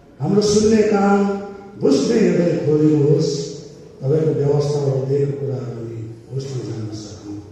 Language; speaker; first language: Nepali; native; Nepali